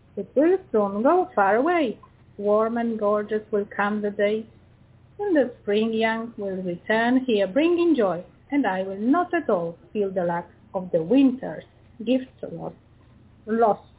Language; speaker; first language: English; non-native, learner; Polish